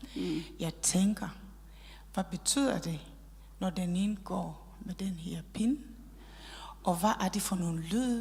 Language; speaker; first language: Danish; non-native, fluent; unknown